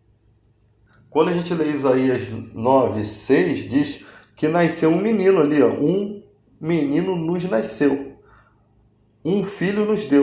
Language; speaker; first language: Portuguese; native; Portuguese